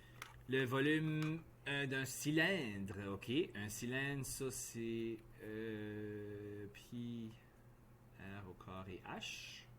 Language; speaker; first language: French; native; French